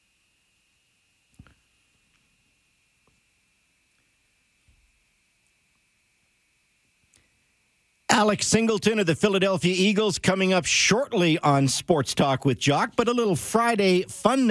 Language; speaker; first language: English; native; English